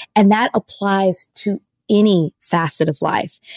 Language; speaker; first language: English; native; English